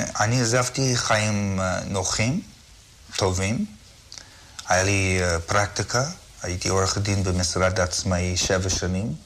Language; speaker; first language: Hebrew; non-native, fluent; English